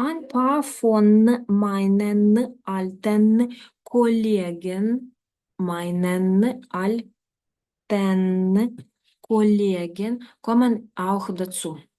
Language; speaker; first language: German; non-native, fluent; Ukrainian